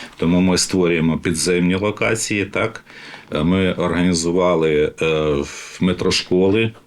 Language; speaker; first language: Ukrainian; native; Ukrainian